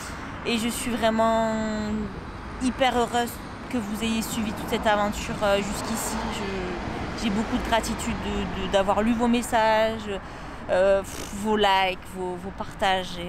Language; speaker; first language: French; native; French